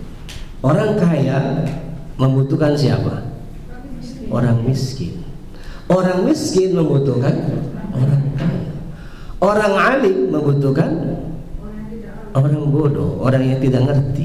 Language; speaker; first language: Indonesian; native; Indonesian